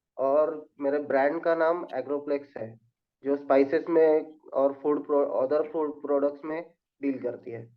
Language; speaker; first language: Hindi; non-native, local second language; Marathi